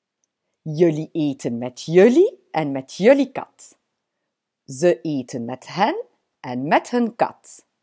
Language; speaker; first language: Dutch; non-native, local second language; French